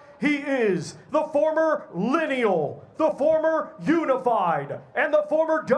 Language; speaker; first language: English; native; English